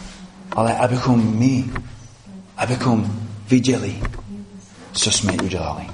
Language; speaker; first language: Czech; non-native, fluent; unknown